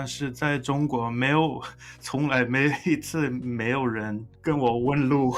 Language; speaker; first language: Chinese; non-native, fluent; English